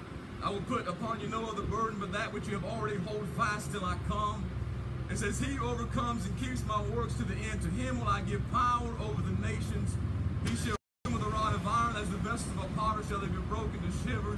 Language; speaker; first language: English; native; English